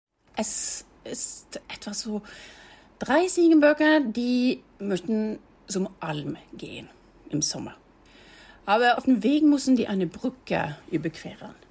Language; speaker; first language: German; non-native, fluent; Norwegian